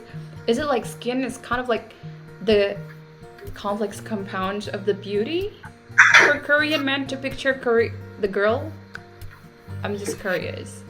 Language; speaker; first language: English; non-native, fluent; Indonesian